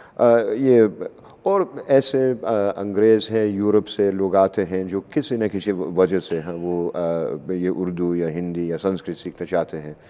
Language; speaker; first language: Urdu; non-native, fluent; English